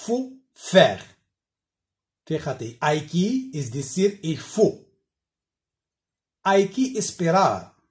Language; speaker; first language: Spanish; non-native, learner; Arabic